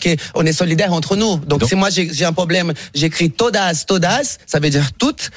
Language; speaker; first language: French; non-native, fluent; Portuguese